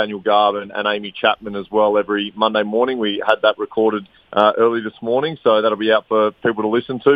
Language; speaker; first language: English; native; English